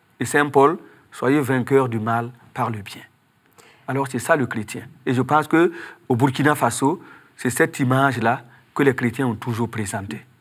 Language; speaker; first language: French; non-native, local second language; Mossi